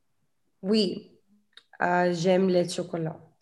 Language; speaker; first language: French; non-native, learner; English